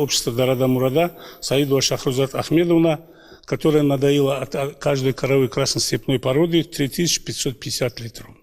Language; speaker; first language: Russian; native; Russian